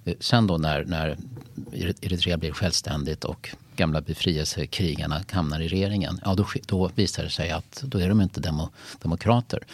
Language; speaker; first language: Swedish; native; Swedish